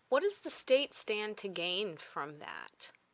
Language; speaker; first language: English; native; English